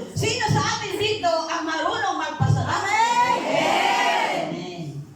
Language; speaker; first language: Filipino; non-native, local second language; Iloko